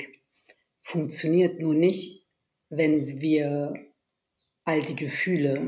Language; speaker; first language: German; early bilingual, other home language; Turkish